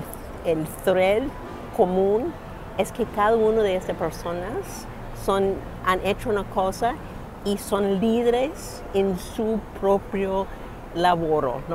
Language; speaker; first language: Spanish; non-native, fluent; English